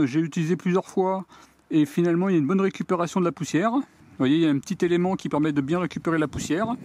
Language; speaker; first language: French; native; French